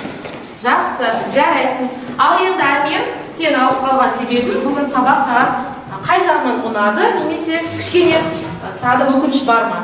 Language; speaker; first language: Kazakh; native; Kazakh